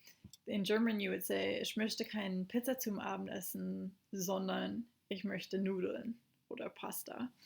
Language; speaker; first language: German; non-native, fluent; English